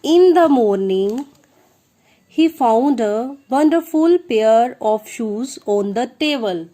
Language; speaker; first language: English; non-native, local second language; Punjabi